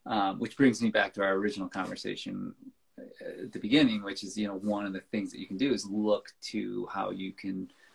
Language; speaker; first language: English; native; English